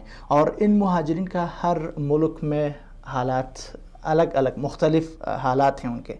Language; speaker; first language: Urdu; non-native, fluent; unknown